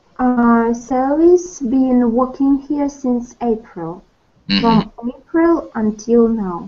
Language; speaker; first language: English; non-native, learner; Russian